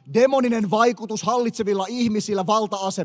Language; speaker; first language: Finnish; native; Finnish